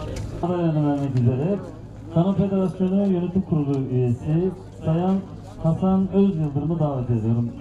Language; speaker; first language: Turkish; native; Turkish